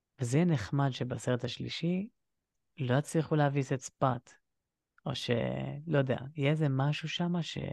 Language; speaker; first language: Hebrew; native; Hebrew